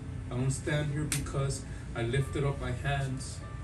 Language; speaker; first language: English; early bilingual, other home language; Spanish